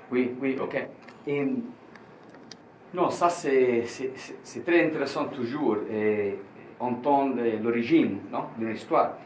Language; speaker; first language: French; non-native, learner; Italian